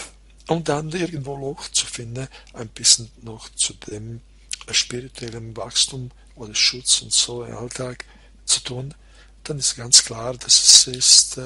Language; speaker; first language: German; non-native, fluent; Croatian